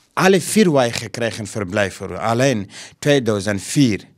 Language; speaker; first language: Dutch; non-native, learner; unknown